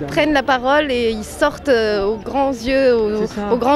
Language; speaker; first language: French; non-native, fluent; Romanian